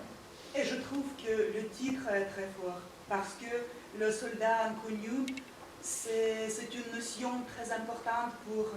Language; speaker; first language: French; non-native, fluent; Russian